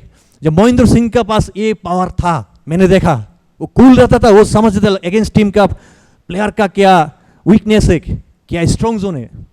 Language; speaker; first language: Hindi; non-native, learner; Bangla